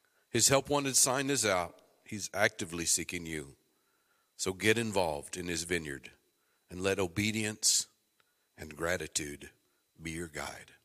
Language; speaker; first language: English; native; English